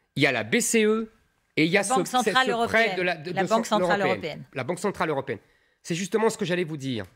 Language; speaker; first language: French; native; French